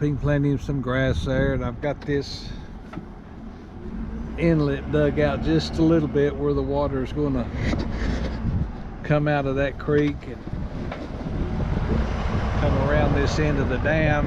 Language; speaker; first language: English; native; English